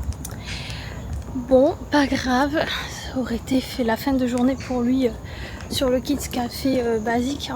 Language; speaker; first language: French; native; French